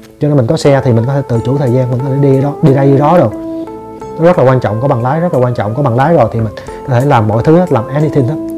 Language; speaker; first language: Vietnamese; native; Vietnamese